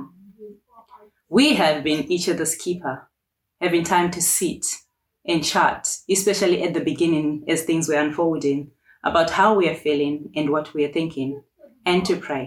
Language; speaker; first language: English; native; English